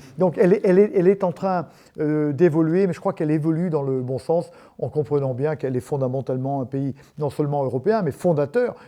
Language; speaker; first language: French; native; French